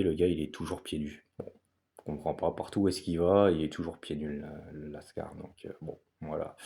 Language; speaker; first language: French; native; French